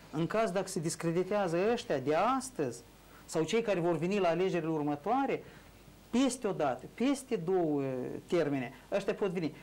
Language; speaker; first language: Romanian; native; Romanian